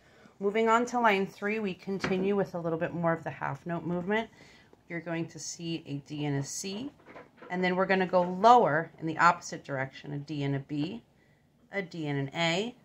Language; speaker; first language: English; native; English